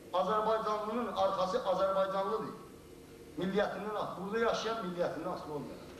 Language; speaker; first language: Azerbaijani; non-native, local second language; Talysh